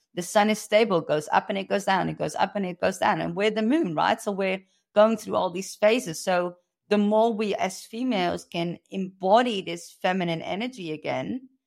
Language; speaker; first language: English; non-native, fluent; Dutch